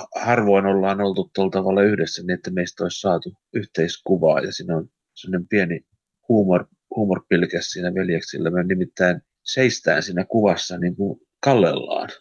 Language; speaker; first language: Finnish; early bilingual, heritage; Finnish